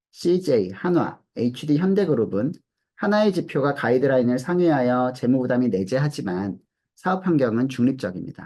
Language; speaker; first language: Korean; native; Korean